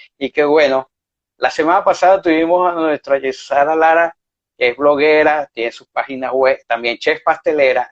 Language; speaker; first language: Spanish; native; Spanish